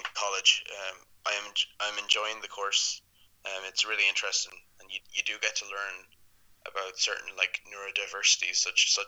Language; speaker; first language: English; native; English